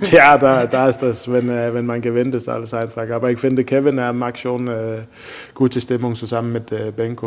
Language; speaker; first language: German; non-native, fluent; Danish